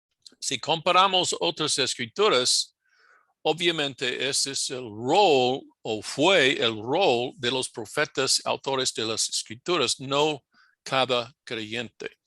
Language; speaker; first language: Spanish; non-native, fluent; English